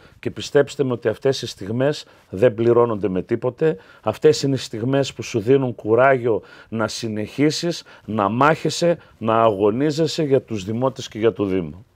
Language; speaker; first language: Greek; native; Greek